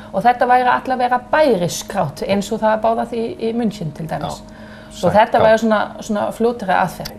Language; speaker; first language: Icelandic; non-native, fluent; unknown